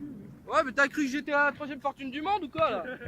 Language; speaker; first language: French; native; French